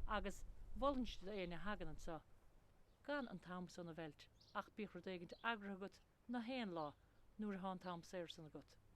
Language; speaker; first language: Irish; native; Irish